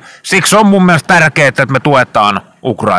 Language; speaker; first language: Finnish; native; Finnish